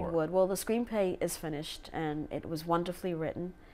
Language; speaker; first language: English; native; English